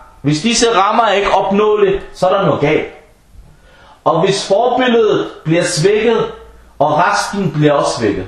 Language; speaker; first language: Danish; non-native, fluent; Arabic